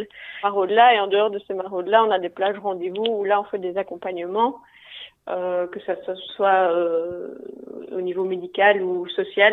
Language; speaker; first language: French; native; French